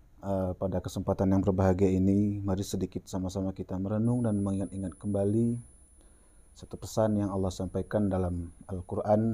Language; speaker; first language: Indonesian; non-native, local second language; Achinese